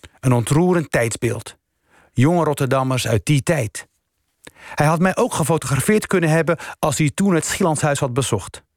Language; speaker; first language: Dutch; early bilingual, other home language; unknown